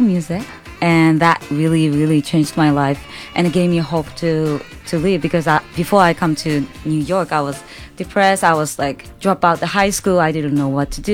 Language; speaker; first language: English; non-native, fluent; Japanese